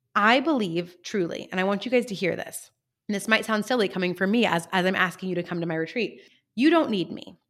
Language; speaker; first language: English; native; English